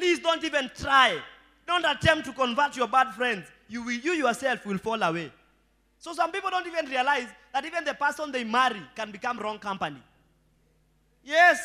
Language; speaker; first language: English; non-native, local second language; Swahili